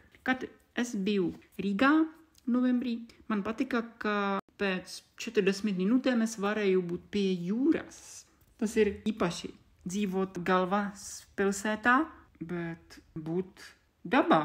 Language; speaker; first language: Latvian; non-native, fluent; Czech